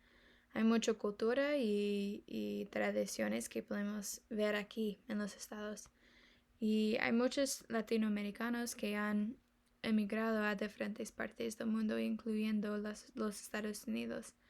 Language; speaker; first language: Spanish; non-native, learner; English